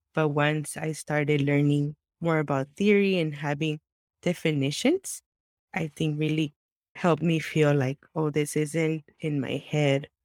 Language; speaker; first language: English; early bilingual, other home language; Spanish